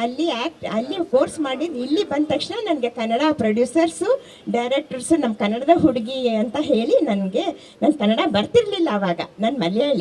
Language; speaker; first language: Kannada; non-native, local second language; Malayalam